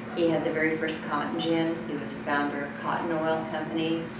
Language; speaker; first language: English; native; English